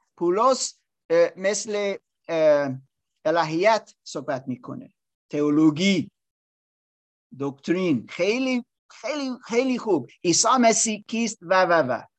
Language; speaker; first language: Persian; non-native, learner; English